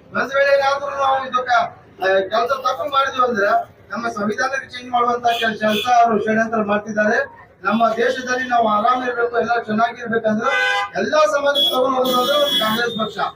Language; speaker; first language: Kannada; native; Kannada